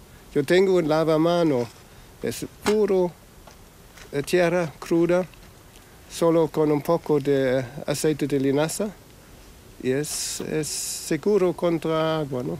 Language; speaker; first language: Spanish; non-native, fluent; German